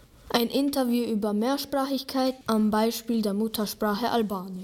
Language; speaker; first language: German; native; German